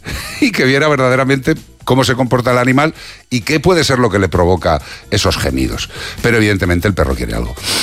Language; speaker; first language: Spanish; native; Spanish